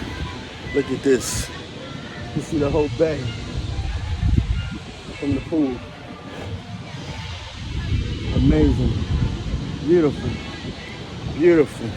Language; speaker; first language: English; native; English